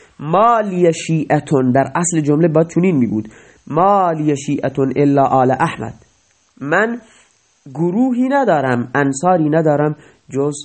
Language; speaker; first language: Persian; non-native, local second language; Baluchi